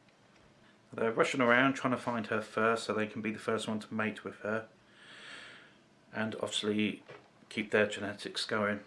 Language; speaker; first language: English; native; English